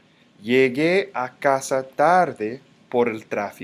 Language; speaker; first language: Spanish; non-native, fluent; English